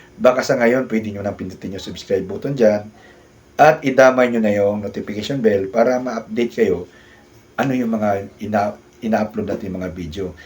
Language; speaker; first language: Filipino; non-native, local second language; Cebuano